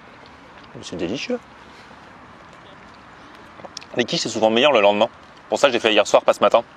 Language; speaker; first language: French; native; French